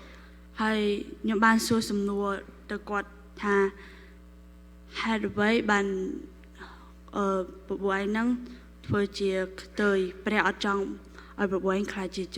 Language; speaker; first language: Khmer; non-native, local second language; Korean